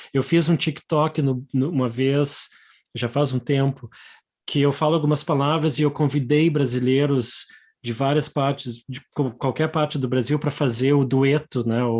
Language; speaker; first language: Portuguese; native; Portuguese